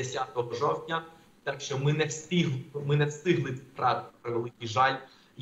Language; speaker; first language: Ukrainian; non-native, fluent; Spanish